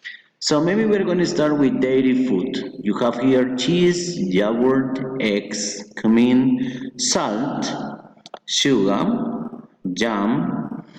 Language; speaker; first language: English; non-native, fluent; Spanish